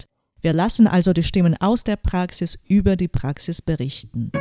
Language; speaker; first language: German; native; German